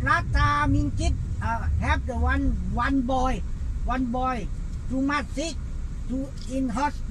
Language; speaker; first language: English; non-native, learner; Thai